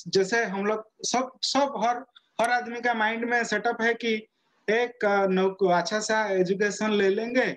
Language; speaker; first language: Hindi; non-native, local second language; Odia